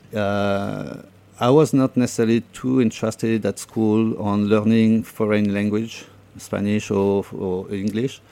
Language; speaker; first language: English; non-native, fluent; French